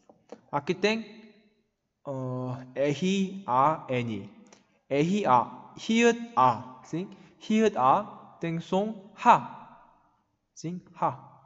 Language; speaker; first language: Portuguese; non-native, learner; Korean